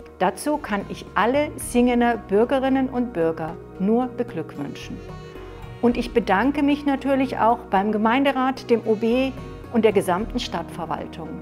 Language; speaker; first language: German; native; German